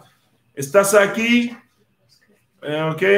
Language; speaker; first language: Spanish; non-native, learner; Haitian Creole